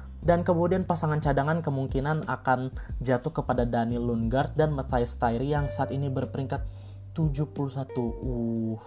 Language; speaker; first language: Indonesian; native; Indonesian